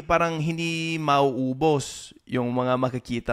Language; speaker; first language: Filipino; non-native, fluent; English